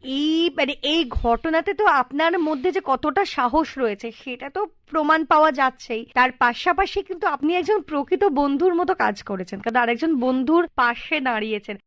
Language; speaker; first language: Bangla; native; Bangla